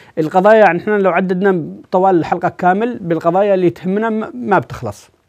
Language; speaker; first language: Arabic; native; Arabic